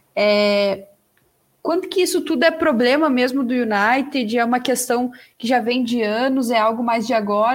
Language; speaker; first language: Portuguese; native; Portuguese